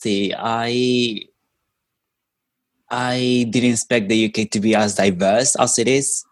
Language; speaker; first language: English; non-native, fluent; Spanish